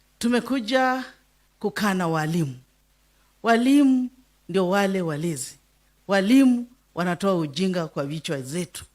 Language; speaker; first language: Swahili; non-native, local second language; Luyia